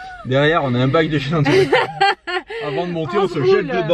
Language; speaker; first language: French; native; French